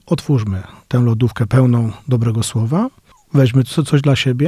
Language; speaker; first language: Polish; native; Polish